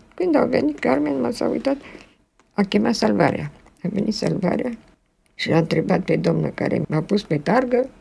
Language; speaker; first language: Romanian; early bilingual, other home language; French